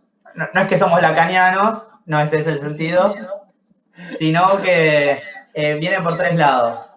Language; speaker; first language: Spanish; native; Spanish